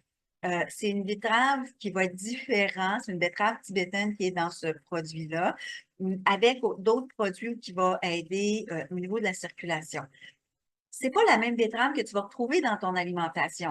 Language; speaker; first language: French; native; French